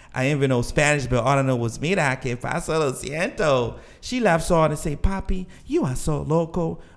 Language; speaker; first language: English; non-native, fluent; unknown